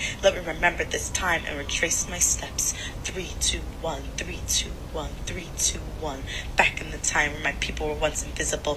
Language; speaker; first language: English; native; English